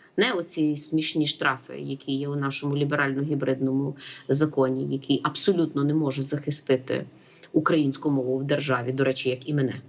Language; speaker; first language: Ukrainian; native; Ukrainian